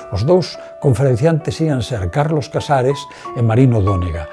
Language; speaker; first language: Galician; native; Galician